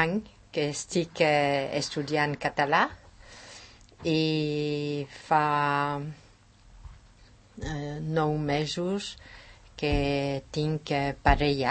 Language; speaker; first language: Catalan; non-native, learner; French